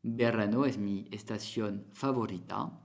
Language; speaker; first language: Spanish; non-native, fluent; French